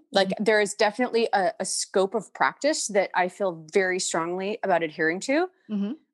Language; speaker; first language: English; native; English